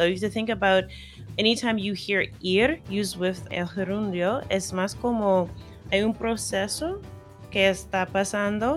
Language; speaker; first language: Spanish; non-native, fluent; English